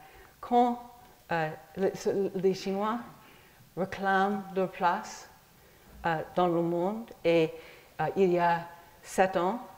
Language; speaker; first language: French; non-native, fluent; English